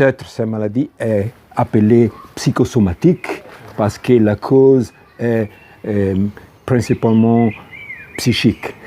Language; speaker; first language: French; non-native, fluent; Italian